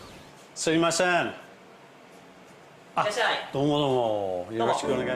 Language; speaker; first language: Japanese; non-native, learner; English